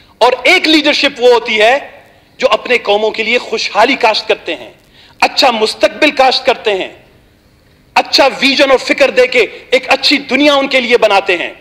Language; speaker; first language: Urdu; non-native, local second language; Baluchi